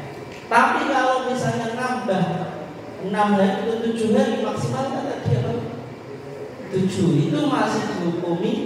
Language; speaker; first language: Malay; non-native, local second language; Javanese